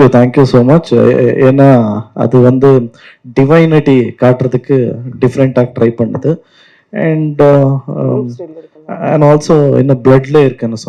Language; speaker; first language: Tamil; non-native, learner; Kannada